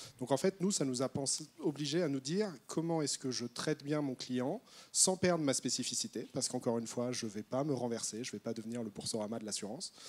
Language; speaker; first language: French; native; French